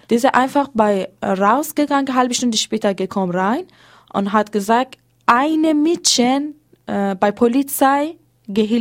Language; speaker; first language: German; non-native, learner; Persian